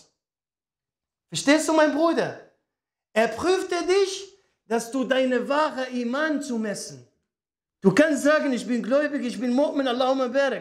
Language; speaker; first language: German; non-native, fluent; Arabic